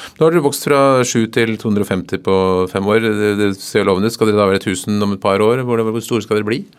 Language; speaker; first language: Norwegian; native; Norwegian